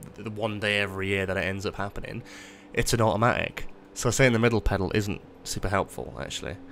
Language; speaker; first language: English; native; English